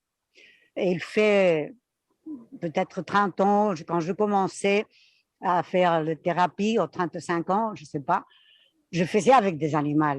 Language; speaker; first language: French; non-native, fluent; Spanish